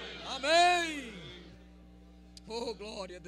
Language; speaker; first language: Portuguese; native; Portuguese